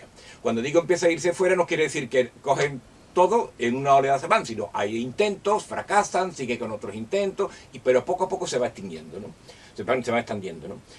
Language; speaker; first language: Spanish; native; Spanish